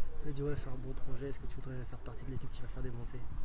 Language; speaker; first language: French; native; French